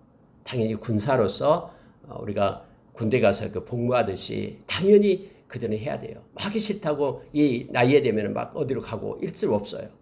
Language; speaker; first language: Korean; native; Korean